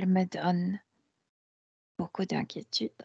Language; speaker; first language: French; non-native, fluent; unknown